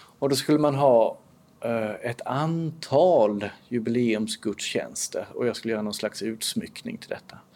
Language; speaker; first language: Swedish; native; Swedish